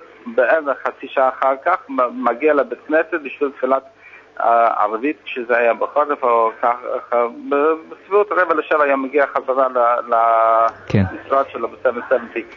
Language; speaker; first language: Hebrew; non-native, fluent; English